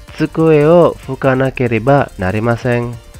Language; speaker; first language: Japanese; non-native, fluent; Indonesian